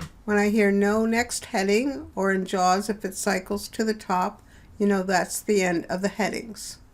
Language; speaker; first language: English; native; English